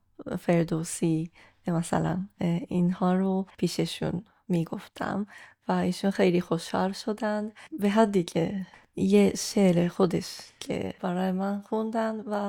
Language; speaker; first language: Persian; non-native, fluent; Japanese